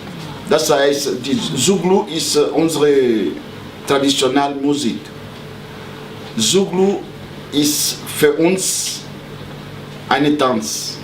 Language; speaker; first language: German; non-native, learner; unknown